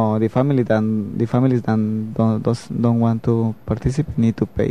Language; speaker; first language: English; non-native, learner; Spanish